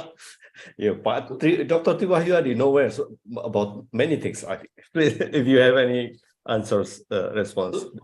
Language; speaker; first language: English; non-native, fluent; Indonesian